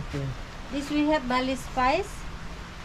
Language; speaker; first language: English; non-native, learner; Indonesian